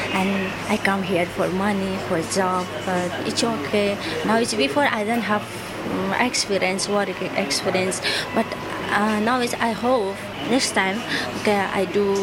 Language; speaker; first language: English; non-native, learner; Nepali